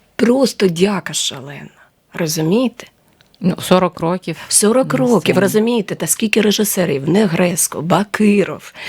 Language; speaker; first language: Ukrainian; native; Ukrainian